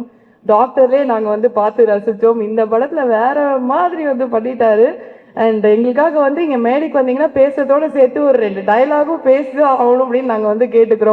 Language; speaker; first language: Tamil; native; Tamil